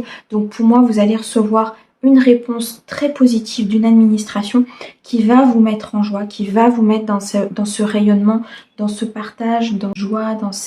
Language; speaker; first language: French; native; French